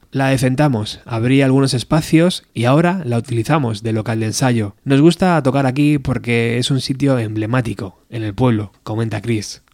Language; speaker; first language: Spanish; native; Spanish